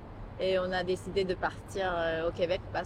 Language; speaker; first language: French; non-native, fluent; Japanese